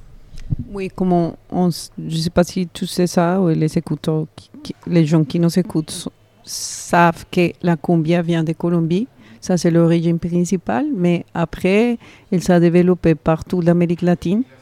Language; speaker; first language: French; non-native, fluent; Spanish